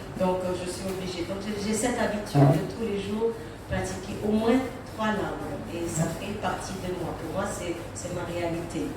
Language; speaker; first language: French; non-native, fluent; Russian